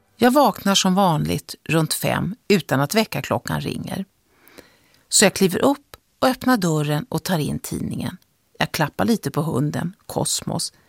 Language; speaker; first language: Swedish; native; Swedish